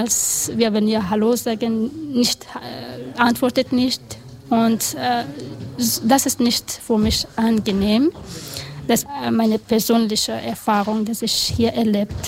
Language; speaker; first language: German; non-native, learner; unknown